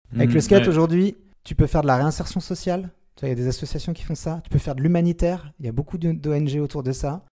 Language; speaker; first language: French; native; French